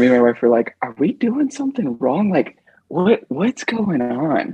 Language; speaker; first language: English; native; English